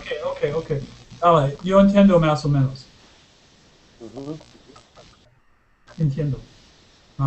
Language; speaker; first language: Spanish; non-native, learner; English